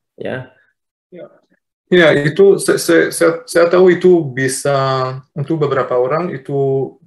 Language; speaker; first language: Indonesian; non-native, fluent; Luxembourgish